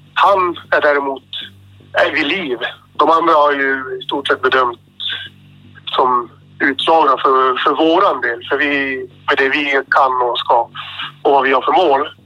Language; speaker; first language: Swedish; native; Swedish